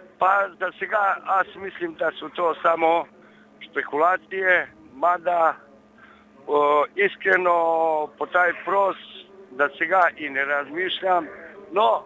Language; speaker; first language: Bulgarian; non-native, learner; Serbian